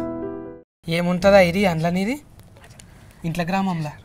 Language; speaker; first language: Telugu; native; Telugu